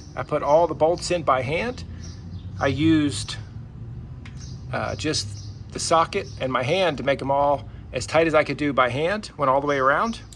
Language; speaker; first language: English; native; English